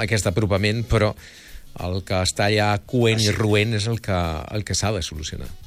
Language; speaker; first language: Catalan; native; Catalan